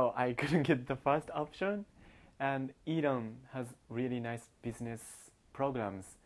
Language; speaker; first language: English; non-native, learner; Japanese